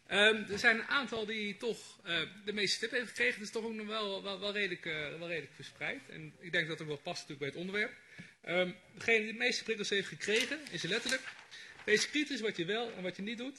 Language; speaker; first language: Dutch; native; Dutch